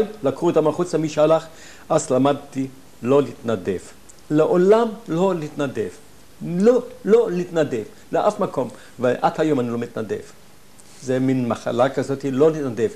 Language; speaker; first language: Hebrew; non-native, fluent; German